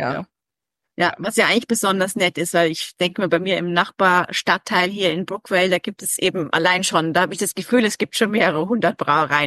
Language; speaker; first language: German; native; German